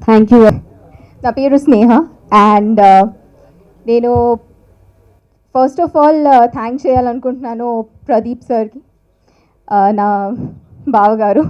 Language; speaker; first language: Telugu; non-native, learner; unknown